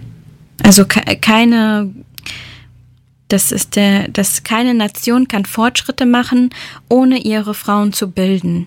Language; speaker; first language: German; early bilingual, other home language; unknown